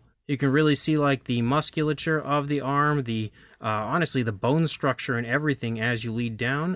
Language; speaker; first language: English; native; English